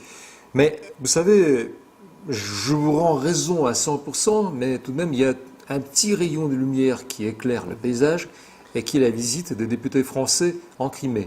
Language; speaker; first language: French; non-native, fluent; Russian